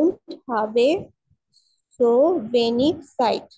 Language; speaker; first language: German; non-native, learner; Bangla